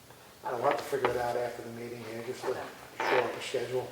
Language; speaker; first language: English; native; English